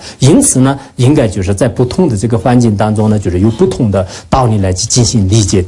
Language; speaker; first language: Chinese; non-native, local second language; Tibetan